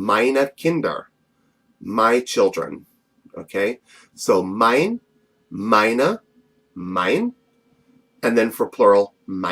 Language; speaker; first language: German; non-native, fluent; English